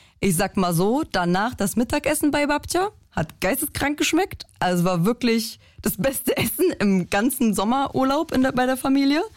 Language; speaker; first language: German; early bilingual, other home language; Polish